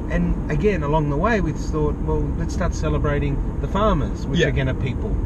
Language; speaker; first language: English; native; English